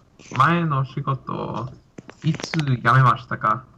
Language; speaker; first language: Japanese; non-native, learner; English